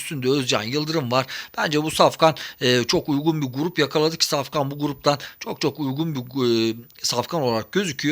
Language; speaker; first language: Turkish; native; Turkish